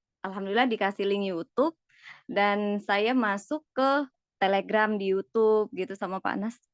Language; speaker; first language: Indonesian; native; Indonesian